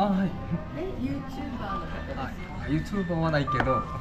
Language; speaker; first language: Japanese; non-native, learner; Korean